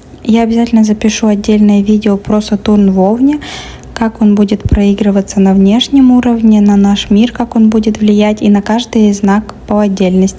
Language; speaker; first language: Russian; native; Russian